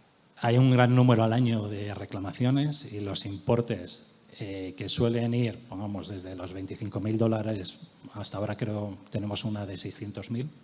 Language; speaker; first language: Spanish; native; Spanish